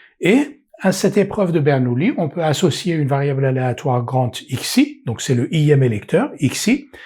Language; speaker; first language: French; native; French